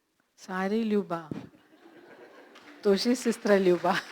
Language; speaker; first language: Russian; non-native, learner; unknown